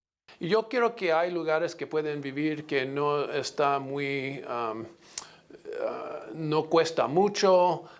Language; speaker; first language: Spanish; non-native, learner; English